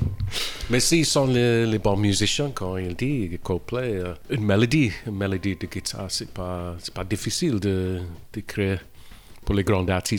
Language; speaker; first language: French; non-native, learner; English